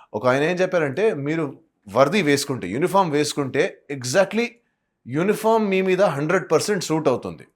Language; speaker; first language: Telugu; non-native, local second language; Hindi